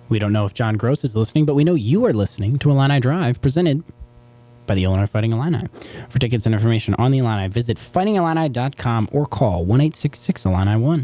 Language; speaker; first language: English; native; English